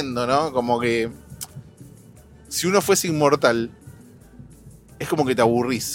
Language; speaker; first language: Spanish; native; Spanish